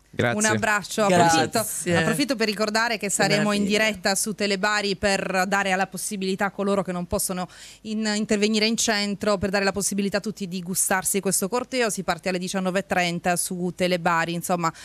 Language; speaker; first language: Italian; native; Italian